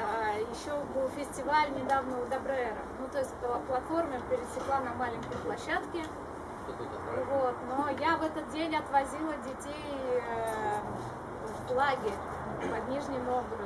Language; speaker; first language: Russian; native; Russian